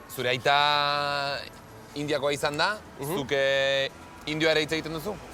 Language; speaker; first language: Basque; native; Basque